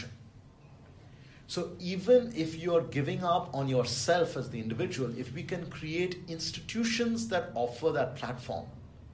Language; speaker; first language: English; non-native, local second language; Bangla